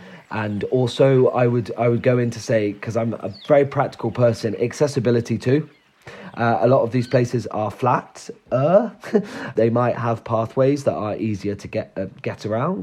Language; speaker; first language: English; native; English